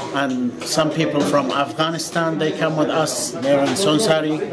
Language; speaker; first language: English; non-native, learner; Arabic